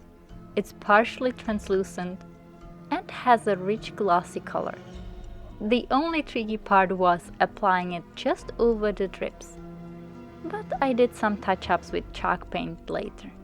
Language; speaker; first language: English; non-native, fluent; Czech